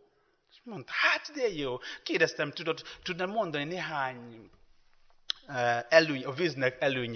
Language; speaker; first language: Hungarian; non-native, learner; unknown